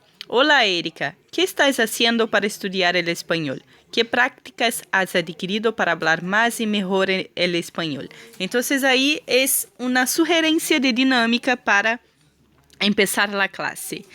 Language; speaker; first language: Spanish; non-native, fluent; Portuguese